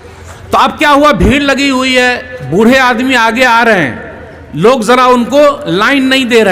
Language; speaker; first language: Hindi; native; Hindi